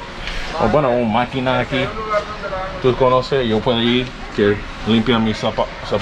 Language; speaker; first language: Spanish; non-native, learner; English